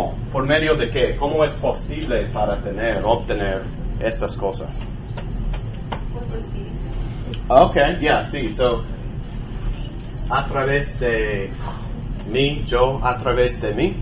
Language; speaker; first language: Spanish; non-native, learner; English